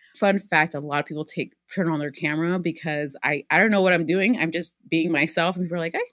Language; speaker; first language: English; early bilingual, other home language; Spanish